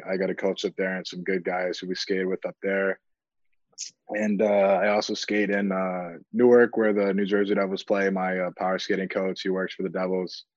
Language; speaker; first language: English; native; English